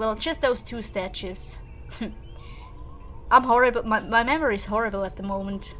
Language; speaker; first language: English; non-native, fluent; German